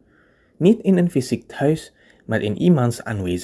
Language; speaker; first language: Dutch; non-native, fluent; Indonesian